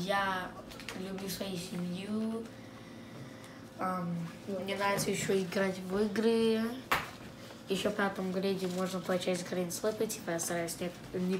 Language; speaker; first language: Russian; early bilingual, heritage; Russian